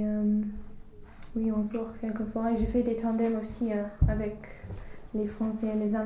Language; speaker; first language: French; non-native, learner; English